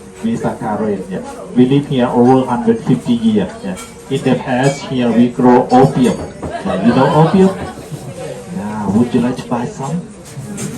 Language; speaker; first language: English; non-native, learner; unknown